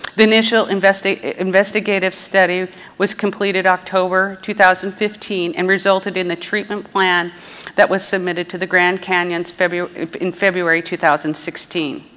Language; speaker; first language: English; native; English